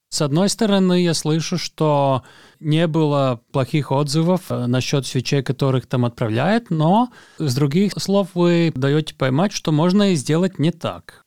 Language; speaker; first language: Russian; non-native, local second language; Latvian